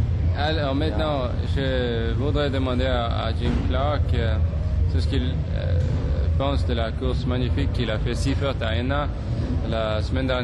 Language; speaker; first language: French; non-native, fluent; Swedish